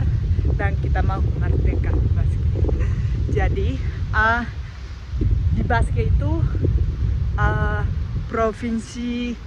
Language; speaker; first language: Indonesian; non-native, fluent; Spanish